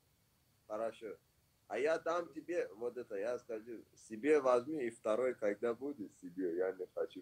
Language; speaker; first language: Russian; non-native, learner; Persian